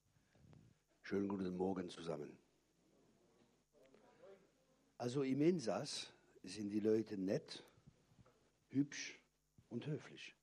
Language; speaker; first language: German; non-native, fluent; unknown